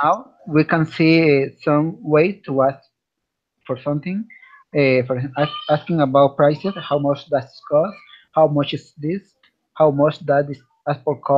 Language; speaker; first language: English; non-native, learner; Spanish